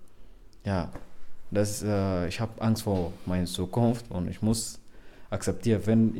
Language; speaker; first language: German; non-native, learner; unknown